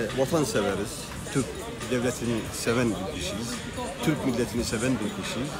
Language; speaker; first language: Turkish; non-native, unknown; Arabic